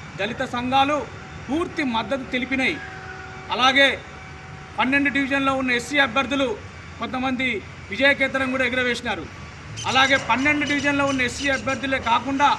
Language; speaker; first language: Telugu; native; Telugu